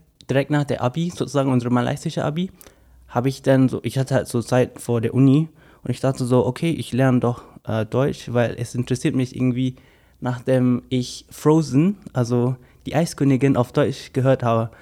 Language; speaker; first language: German; non-native, fluent; English